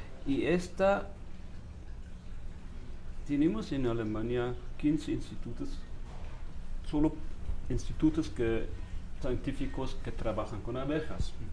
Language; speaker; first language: Spanish; non-native, fluent; German